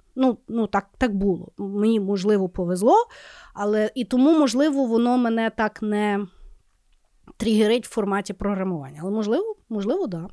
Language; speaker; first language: Ukrainian; native; Ukrainian